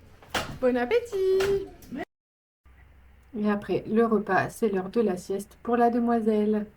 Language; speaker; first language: French; native; French